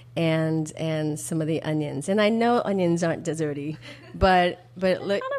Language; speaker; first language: English; early bilingual, other home language; Korean